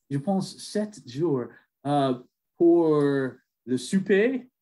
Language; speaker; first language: French; non-native, learner; English